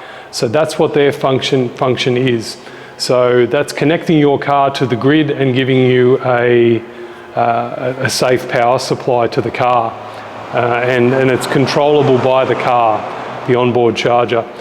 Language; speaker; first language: English; native; English